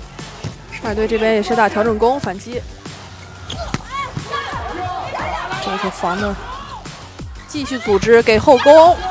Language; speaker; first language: Chinese; native; Chinese